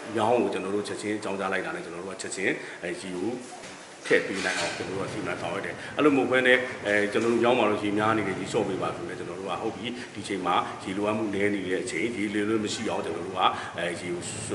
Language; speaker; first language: Burmese; native; Burmese